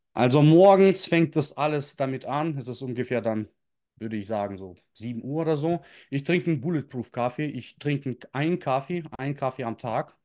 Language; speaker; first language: German; early bilingual, other home language; Russian